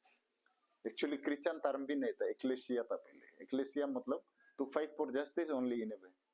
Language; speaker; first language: Hindi; non-native, local second language; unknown